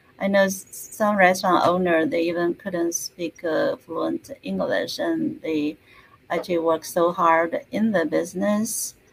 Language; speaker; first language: English; non-native, fluent; Chinese